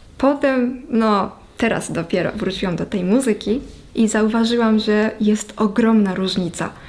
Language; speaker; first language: Polish; non-native, fluent; Japanese